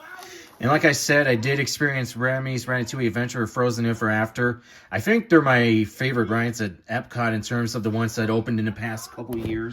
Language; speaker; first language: English; native; English